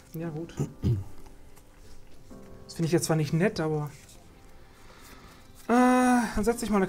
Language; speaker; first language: German; native; German